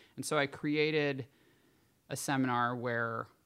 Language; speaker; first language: English; native; English